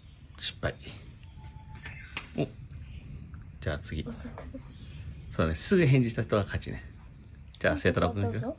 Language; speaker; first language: Japanese; native; Japanese